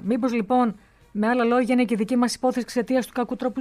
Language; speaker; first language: Greek; native; Greek